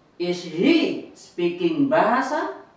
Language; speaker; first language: English; non-native, fluent; Indonesian